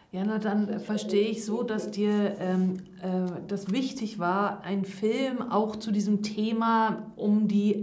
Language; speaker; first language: German; native; German